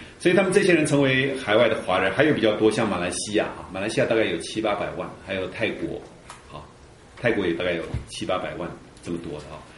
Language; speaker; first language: Chinese; early bilingual, heritage; Chinese